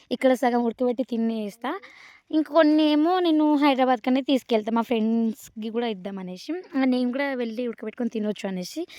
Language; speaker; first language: Telugu; non-native, local second language; Lambadi